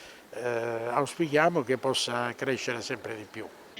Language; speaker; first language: Italian; native; Italian